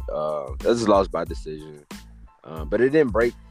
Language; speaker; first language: English; native; English